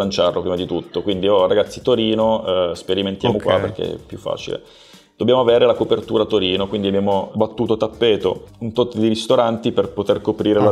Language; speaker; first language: Italian; native; Italian